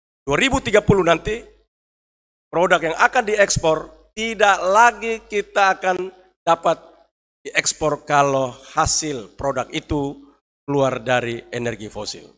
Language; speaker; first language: Indonesian; native; Indonesian